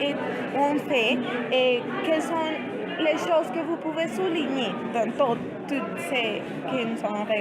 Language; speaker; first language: French; non-native, learner; Spanish